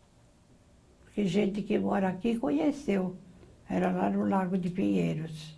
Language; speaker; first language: Portuguese; early bilingual, other home language; Arabic